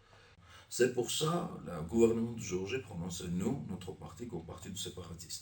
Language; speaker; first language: French; non-native, learner; Armenian